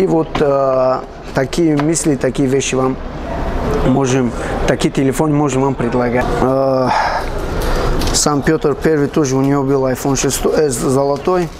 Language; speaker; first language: Russian; non-native, fluent; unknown